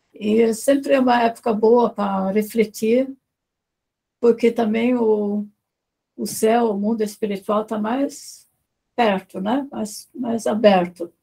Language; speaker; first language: Portuguese; non-native, fluent; German